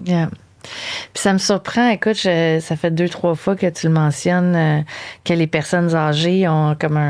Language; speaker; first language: French; native; French